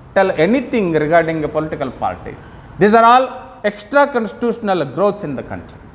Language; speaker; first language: English; non-native, local second language; Kannada